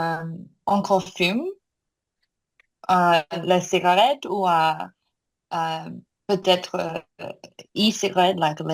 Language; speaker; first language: French; non-native, learner; Korean